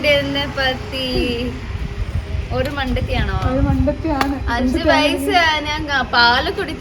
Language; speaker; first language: Malayalam; non-native, learner; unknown